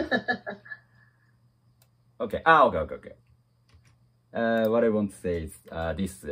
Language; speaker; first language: English; non-native, learner; Japanese